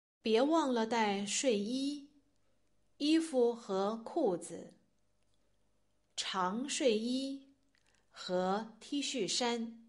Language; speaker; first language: Chinese; non-native, learner; Russian